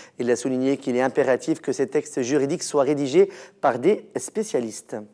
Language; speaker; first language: French; non-native, local second language; Arabic